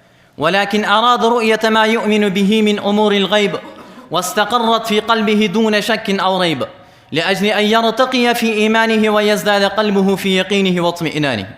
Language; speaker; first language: Arabic; non-native, fluent; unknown